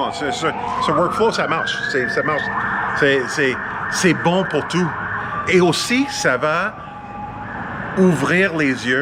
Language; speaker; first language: French; non-native, fluent; English